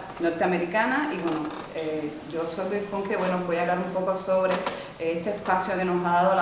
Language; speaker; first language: Spanish; native; Spanish